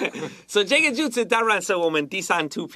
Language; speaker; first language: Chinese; non-native, fluent; English